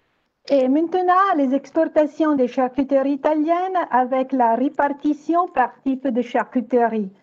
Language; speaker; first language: French; non-native, fluent; Italian